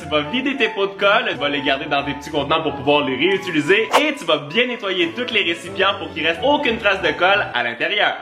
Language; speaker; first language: French; native; French